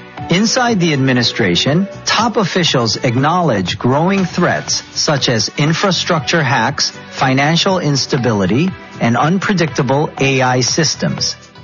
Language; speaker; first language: English; non-native, fluent; Korean